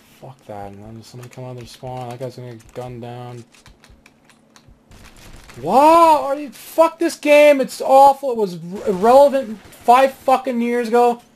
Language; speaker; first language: English; native; English